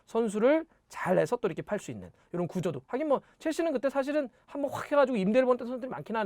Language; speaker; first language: Korean; native; Korean